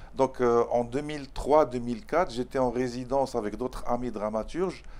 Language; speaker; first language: French; non-native, local second language; Arabic